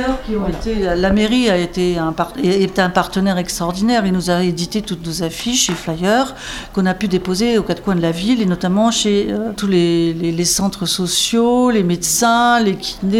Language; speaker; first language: French; native; French